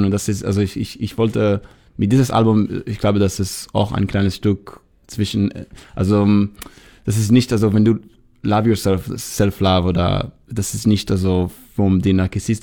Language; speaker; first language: German; non-native, learner; Hebrew